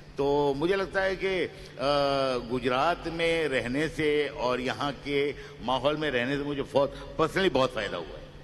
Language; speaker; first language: Hindi; native; Hindi